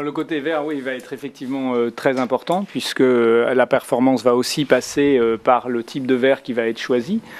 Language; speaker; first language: French; native; French